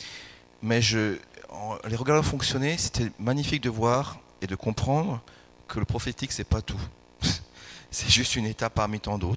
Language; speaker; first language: French; native; French